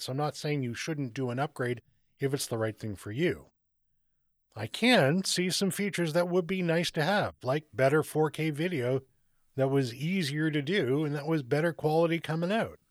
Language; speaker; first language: English; native; English